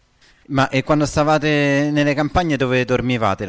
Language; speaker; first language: Italian; native; Italian